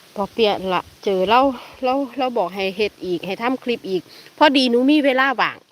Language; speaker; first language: Thai; native; Thai